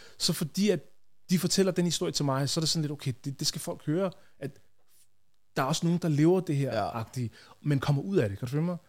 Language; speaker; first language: Danish; early bilingual, other home language; Ganda